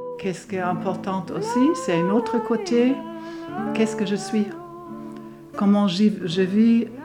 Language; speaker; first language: French; non-native, fluent; German